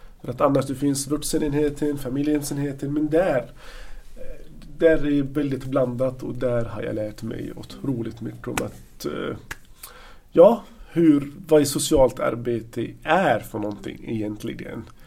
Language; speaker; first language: Swedish; non-native, fluent; Arabic